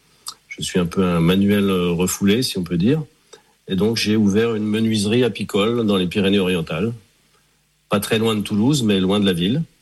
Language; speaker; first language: French; native; French